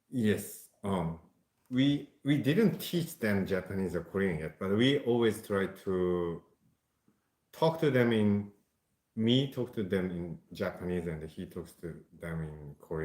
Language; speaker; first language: English; non-native, fluent; Japanese